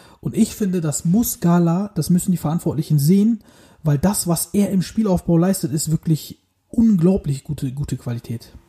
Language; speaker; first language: German; early bilingual, other home language; Turkish